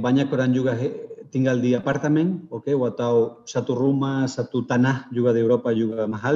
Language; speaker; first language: Indonesian; non-native, fluent; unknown